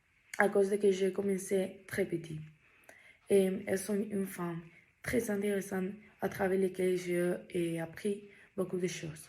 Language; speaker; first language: French; non-native, learner; Spanish